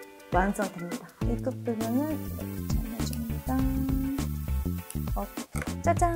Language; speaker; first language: Korean; non-native, fluent; Japanese